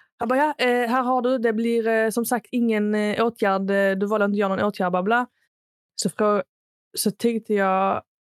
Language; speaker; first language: Swedish; early bilingual, other home language; Arabic